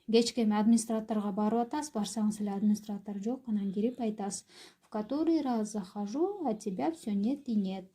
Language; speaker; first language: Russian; non-native, local second language; Kyrgyz